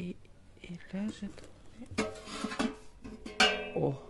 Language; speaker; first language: French; non-native, learner; Russian